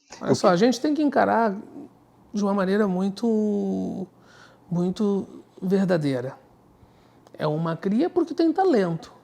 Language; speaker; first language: Portuguese; native; Portuguese